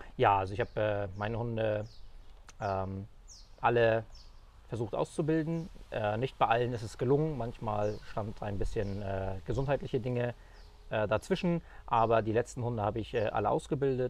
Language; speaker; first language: German; native; German